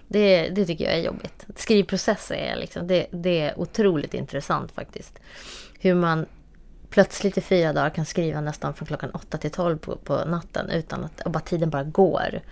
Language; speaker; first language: Swedish; native; Swedish